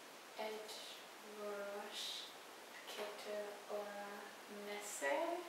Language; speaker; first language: Hungarian; non-native, learner; English